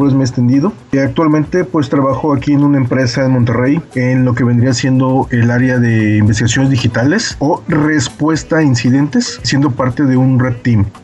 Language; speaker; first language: Spanish; native; Spanish